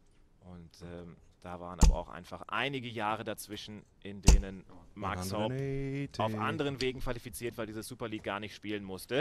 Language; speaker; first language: German; native; German